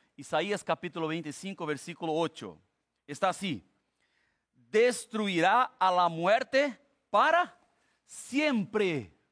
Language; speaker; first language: Spanish; non-native, fluent; Portuguese